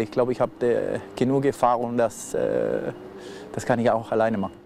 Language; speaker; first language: German; non-native, fluent; Spanish